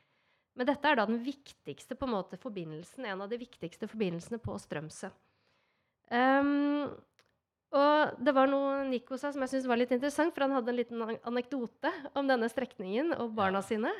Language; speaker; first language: Norwegian; native; Norwegian